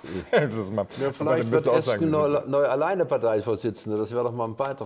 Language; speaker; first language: German; native; German